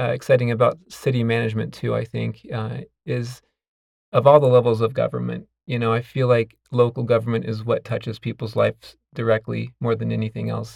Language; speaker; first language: English; native; English